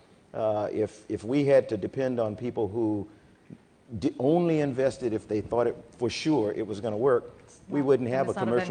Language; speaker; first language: English; native; English